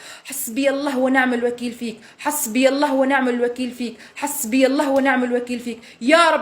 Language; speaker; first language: Arabic; native; Arabic